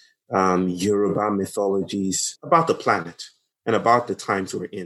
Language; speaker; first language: English; non-native, local second language; Yoruba